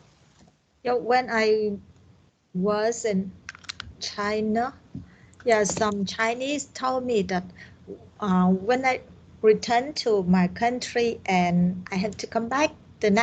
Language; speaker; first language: English; non-native, learner; Vietnamese